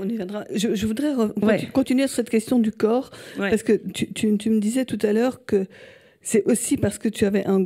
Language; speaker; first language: French; native; French